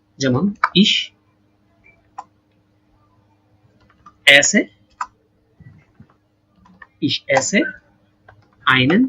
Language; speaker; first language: German; non-native, learner; Bangla